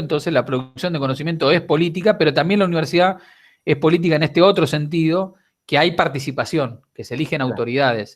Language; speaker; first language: Spanish; native; Spanish